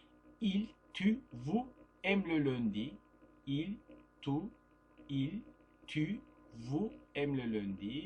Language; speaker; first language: French; non-native, fluent; Turkish